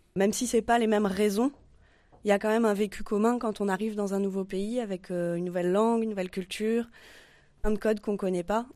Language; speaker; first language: French; native; French